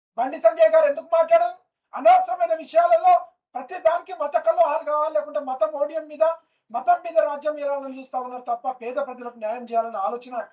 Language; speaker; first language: Telugu; native; Telugu